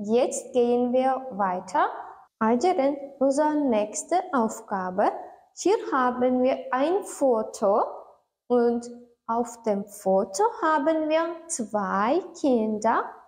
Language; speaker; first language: German; non-native, learner; Turkmen